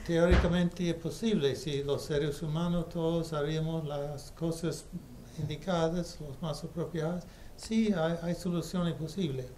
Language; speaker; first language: Spanish; non-native, fluent; English